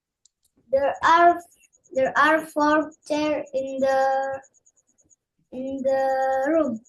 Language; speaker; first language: English; non-native, learner; Indonesian